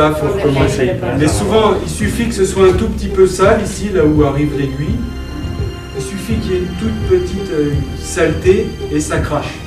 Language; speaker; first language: French; native; French